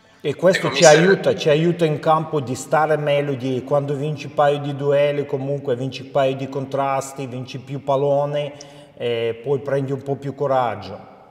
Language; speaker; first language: Italian; non-native, fluent; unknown